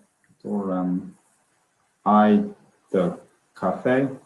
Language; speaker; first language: Chinese; non-native, learner; Swedish